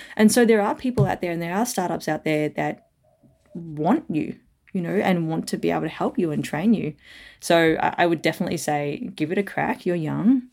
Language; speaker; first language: English; native; English